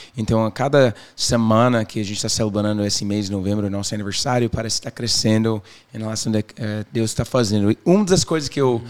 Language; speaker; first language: Portuguese; non-native, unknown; English